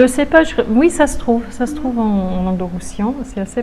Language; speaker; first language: French; native; French